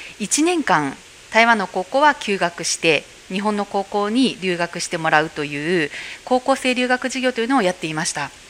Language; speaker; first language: Japanese; native; Japanese